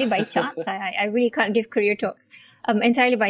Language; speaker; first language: English; non-native, local second language; Malay